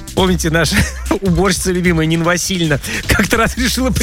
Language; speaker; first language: Russian; native; Russian